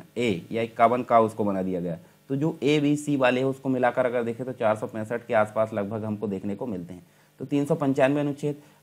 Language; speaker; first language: Hindi; native; Hindi